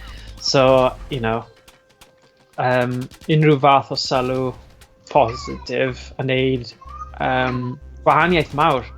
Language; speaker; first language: Welsh; native; Welsh